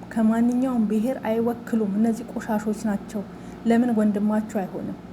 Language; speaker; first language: Amharic; non-native, local second language; Oromo